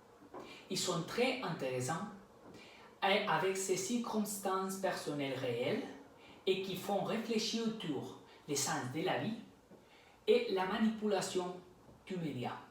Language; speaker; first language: French; non-native, learner; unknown